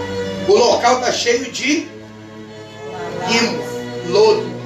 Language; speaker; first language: Portuguese; native; Portuguese